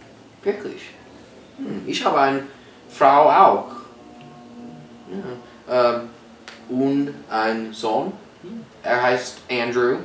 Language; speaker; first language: German; non-native, learner; English